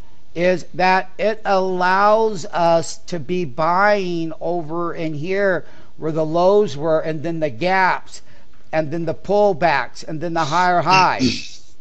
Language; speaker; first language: English; native; English